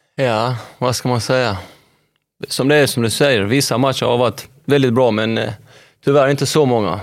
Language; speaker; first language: Swedish; early bilingual, other home language; Albanian